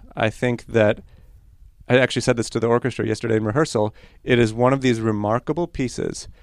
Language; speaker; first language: English; early bilingual, other home language; Polish